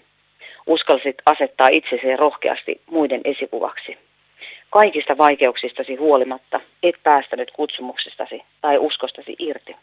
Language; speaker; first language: Finnish; native; Finnish